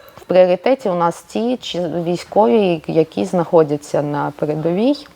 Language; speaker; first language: Ukrainian; non-native, local second language; Russian